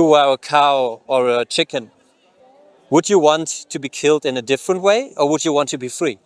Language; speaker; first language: English; non-native, fluent; German